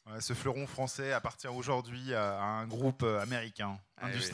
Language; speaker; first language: French; native; French